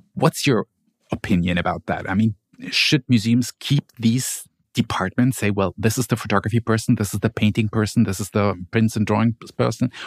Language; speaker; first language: English; non-native, fluent; German